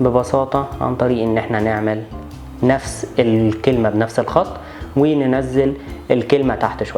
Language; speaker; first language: Arabic; native; Arabic